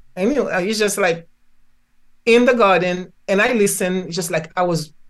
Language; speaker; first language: English; non-native, fluent; Haitian Creole